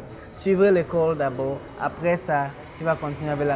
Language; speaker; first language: French; non-native, local second language; English